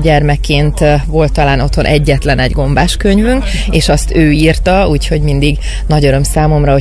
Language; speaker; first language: Hungarian; native; Hungarian